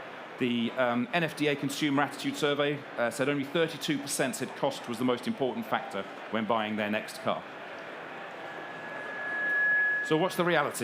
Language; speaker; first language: English; native; English